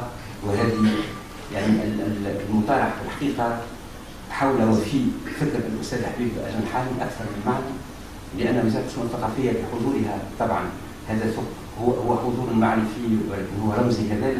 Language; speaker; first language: Arabic; native; Arabic